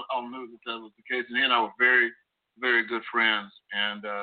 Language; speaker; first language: English; native; English